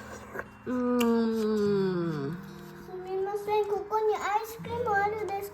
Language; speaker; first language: Japanese; non-native, learner; Mizo